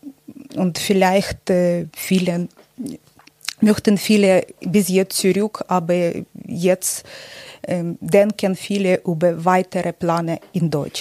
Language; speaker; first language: German; non-native, learner; Ukrainian